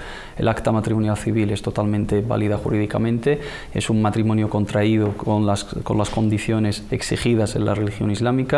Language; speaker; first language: Spanish; native; Spanish